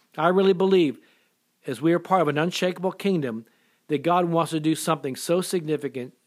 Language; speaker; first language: English; native; English